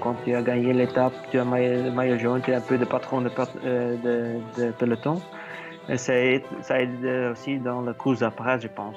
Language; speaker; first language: French; non-native, learner; Dutch